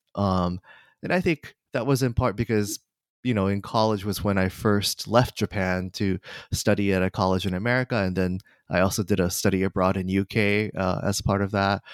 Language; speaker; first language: English; non-native, fluent; Japanese